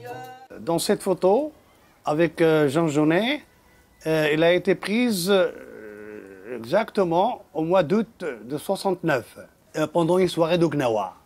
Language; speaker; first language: French; non-native, local second language; Arabic